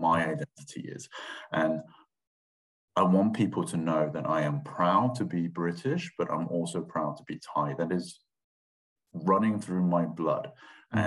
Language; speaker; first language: English; non-native, local second language; Thai